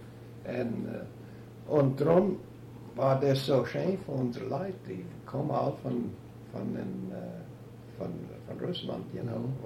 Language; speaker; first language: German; early bilingual, heritage; German